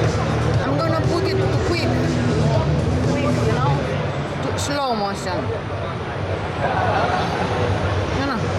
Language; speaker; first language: English; non-native, learner; Serbian